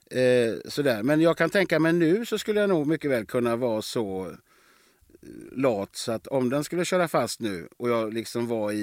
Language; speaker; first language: Swedish; native; Swedish